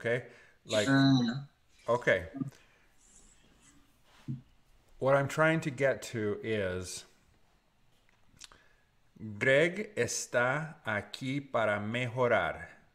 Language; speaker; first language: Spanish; non-native, learner; English